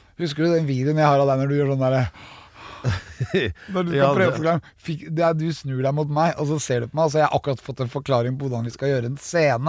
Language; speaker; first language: Norwegian; native; Norwegian